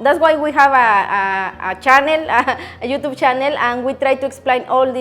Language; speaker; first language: English; non-native, learner; Spanish